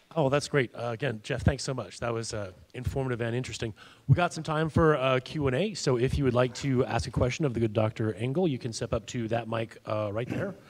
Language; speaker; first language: English; native; English